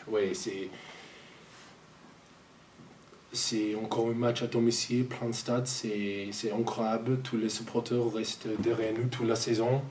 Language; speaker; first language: French; non-native, fluent; English